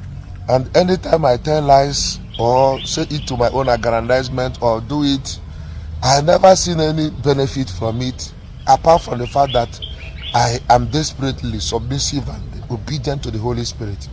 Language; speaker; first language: English; non-native, local second language; Igbo